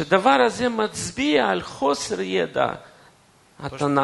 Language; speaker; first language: Hebrew; non-native, fluent; Russian